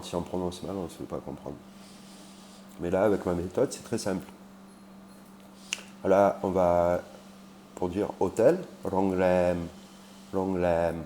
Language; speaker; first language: French; native; French